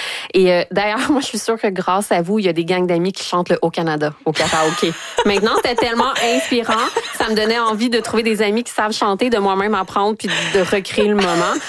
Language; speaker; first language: French; native; French